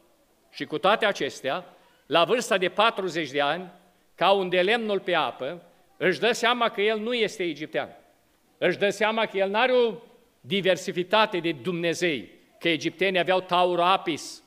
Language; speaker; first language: Romanian; native; Romanian